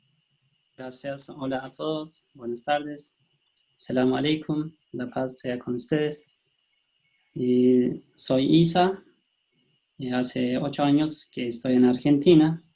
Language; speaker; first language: Spanish; non-native, fluent; Turkish